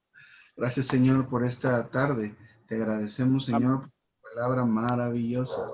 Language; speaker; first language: Spanish; native; Spanish